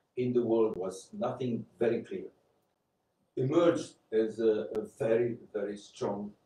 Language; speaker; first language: English; non-native, fluent; Romanian